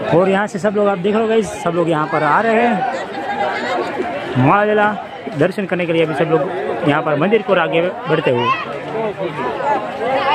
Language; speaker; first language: Hindi; non-native, local second language; Gujarati